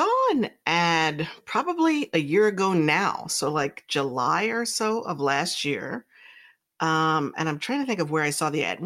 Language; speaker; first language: English; native; English